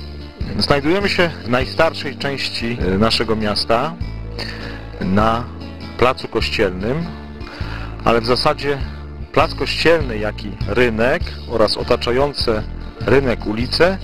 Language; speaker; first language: Polish; native; Polish